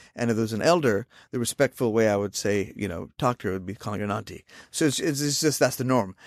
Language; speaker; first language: English; non-native, local second language; Hindi